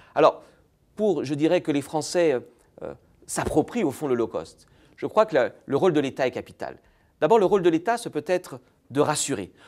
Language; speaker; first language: French; native; French